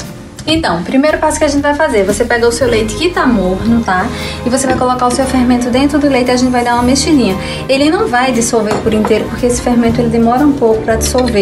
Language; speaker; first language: Portuguese; native; Portuguese